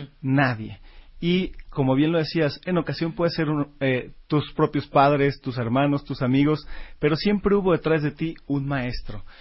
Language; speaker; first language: Spanish; native; Spanish